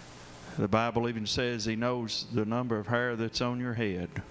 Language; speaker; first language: English; native; English